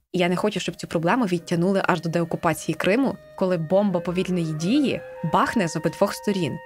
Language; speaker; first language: Ukrainian; native; Ukrainian